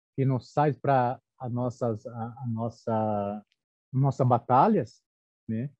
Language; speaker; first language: Portuguese; non-native, local second language; Guarani